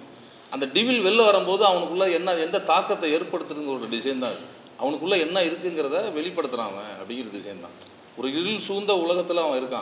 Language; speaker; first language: Tamil; native; Tamil